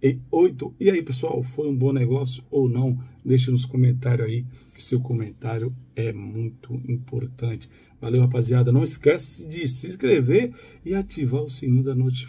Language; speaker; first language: Portuguese; native; Portuguese